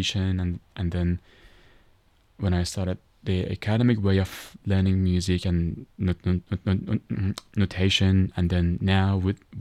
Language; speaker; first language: English; non-native, fluent; Persian